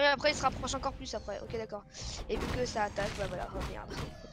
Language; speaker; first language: French; native; French